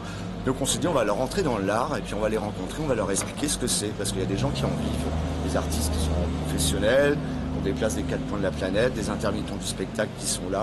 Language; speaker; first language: French; native; French